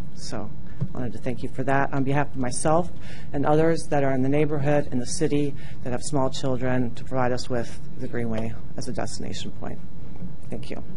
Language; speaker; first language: English; non-native, fluent; Japanese